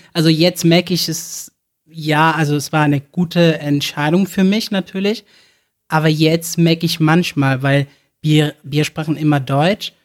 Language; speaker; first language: German; non-native, fluent; Spanish